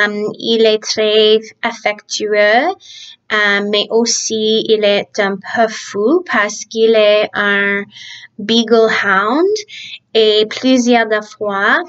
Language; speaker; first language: French; early bilingual, other home language; Czech